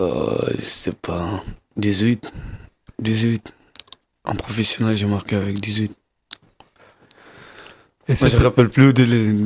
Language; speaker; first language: French; non-native, learner; Kabuverdianu